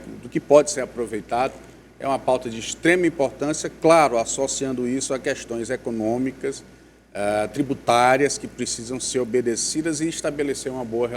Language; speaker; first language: Portuguese; native; Portuguese